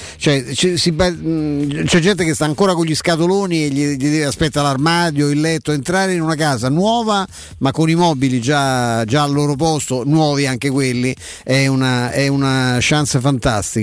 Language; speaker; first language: Italian; native; Italian